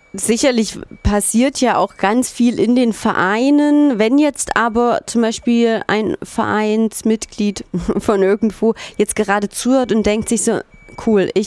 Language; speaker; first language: German; native; German